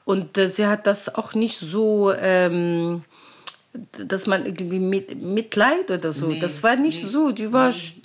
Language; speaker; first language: German; non-native, learner; Arabic